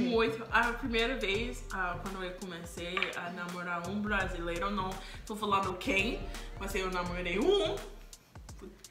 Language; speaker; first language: Portuguese; non-native, fluent; English